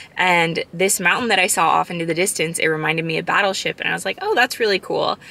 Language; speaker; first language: English; native; English